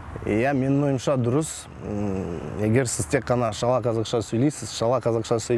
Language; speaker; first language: Kazakh; non-native, local second language; Russian